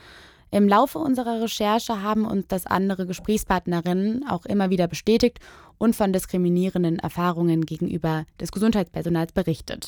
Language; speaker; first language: German; native; German